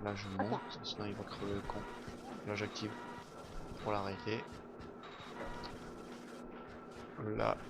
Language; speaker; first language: French; native; French